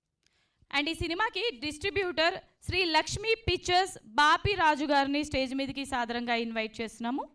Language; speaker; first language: Telugu; native; Telugu